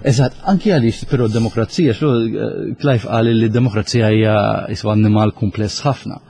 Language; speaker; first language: Maltese; native; Maltese